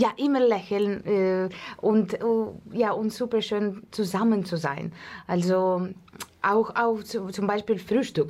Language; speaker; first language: German; non-native, fluent; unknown